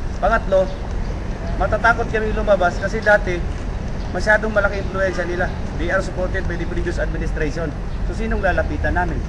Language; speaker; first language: Filipino; non-native, local second language; Cebuano